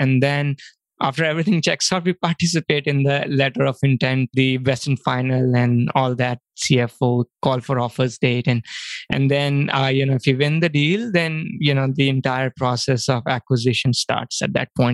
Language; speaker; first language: English; non-native, local second language; Hindi